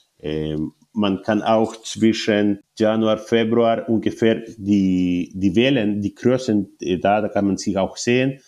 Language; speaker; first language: German; non-native, learner; Spanish